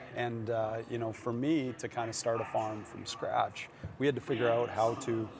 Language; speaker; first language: English; native; English